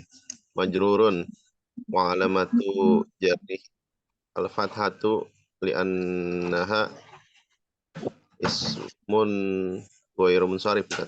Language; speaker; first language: Arabic; non-native, learner; Indonesian